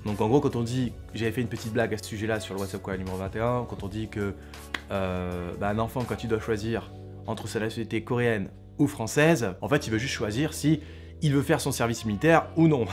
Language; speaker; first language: French; native; French